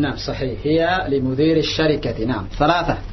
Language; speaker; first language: Arabic; non-native, fluent; Indonesian